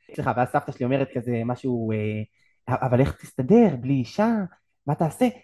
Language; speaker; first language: Hebrew; native; Hebrew